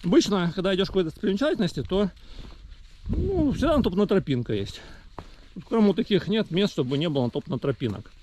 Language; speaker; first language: Russian; native; Russian